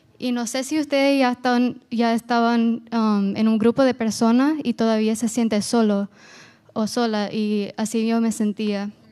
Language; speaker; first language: Spanish; non-native, fluent; Portuguese